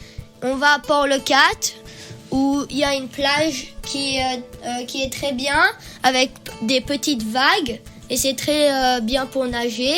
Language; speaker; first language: French; early bilingual, heritage; French